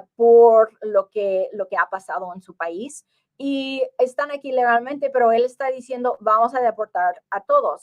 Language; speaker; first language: Spanish; early bilingual, heritage; English